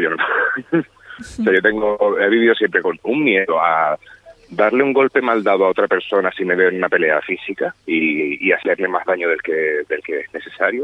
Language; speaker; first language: Spanish; native; Spanish